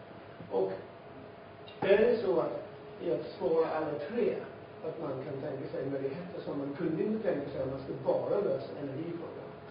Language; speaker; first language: Swedish; non-native, fluent; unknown